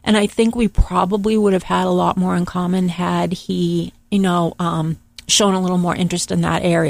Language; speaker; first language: English; native; English